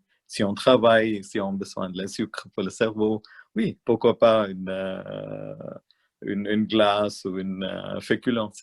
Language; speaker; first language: French; non-native, learner; Malayalam